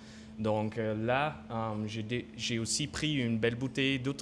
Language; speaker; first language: French; non-native, fluent; German